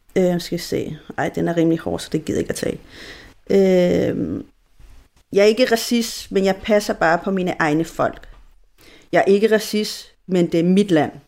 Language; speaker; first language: Danish; non-native, fluent; Spanish